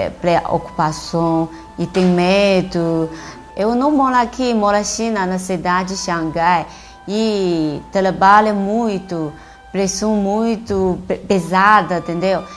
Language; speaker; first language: Portuguese; non-native, learner; Chinese